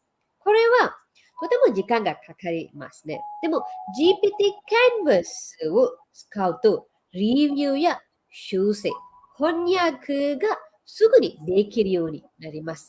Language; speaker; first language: Japanese; non-native, fluent; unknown